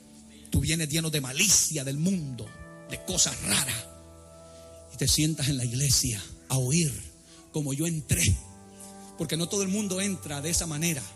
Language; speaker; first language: Spanish; native; Spanish